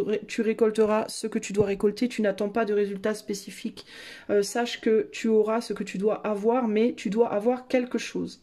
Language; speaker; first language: French; native; French